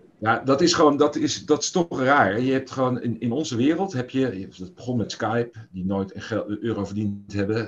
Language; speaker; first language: Dutch; native; Dutch